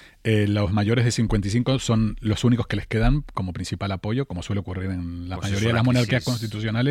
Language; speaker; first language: Spanish; native; Spanish